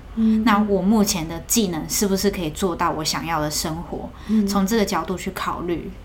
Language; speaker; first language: Chinese; native; Chinese